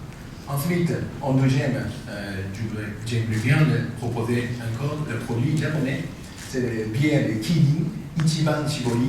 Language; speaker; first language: French; non-native, fluent; Japanese